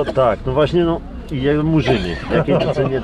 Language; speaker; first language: Polish; native; Polish